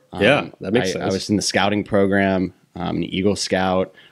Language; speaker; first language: English; native; English